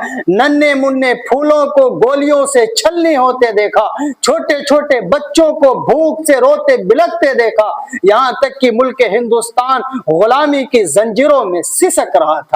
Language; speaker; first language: Urdu; native; Urdu